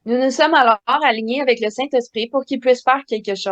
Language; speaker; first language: French; native; French